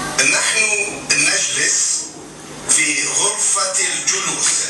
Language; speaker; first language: Arabic; non-native, learner; Indonesian